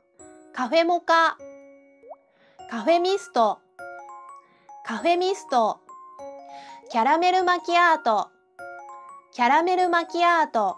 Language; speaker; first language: Japanese; native; Japanese